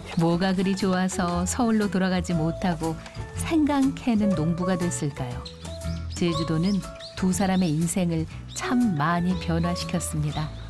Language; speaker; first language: Korean; native; Korean